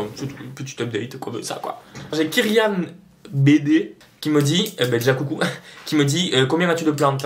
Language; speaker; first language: French; native; French